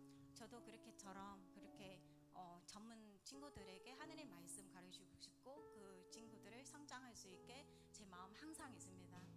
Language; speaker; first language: Korean; non-native, learner; Vietnamese